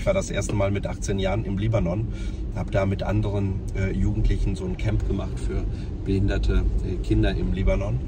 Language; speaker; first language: German; early bilingual, other home language; Polish